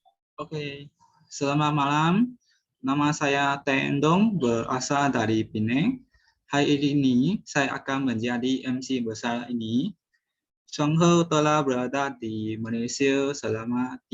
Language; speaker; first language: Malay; non-native, local second language; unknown